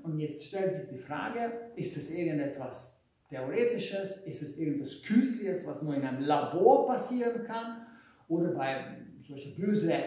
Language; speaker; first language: German; non-native, fluent; Hungarian